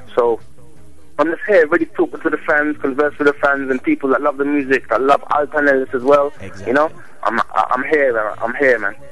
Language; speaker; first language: English; native; English